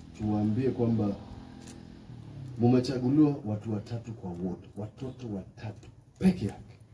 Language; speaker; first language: Swahili; non-native, local second language; Kamba